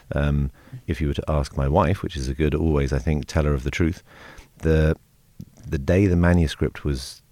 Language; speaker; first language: English; native; English